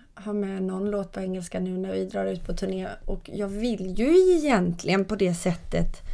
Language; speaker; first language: Swedish; native; Swedish